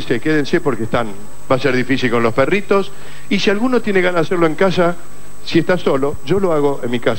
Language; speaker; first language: Spanish; native; Spanish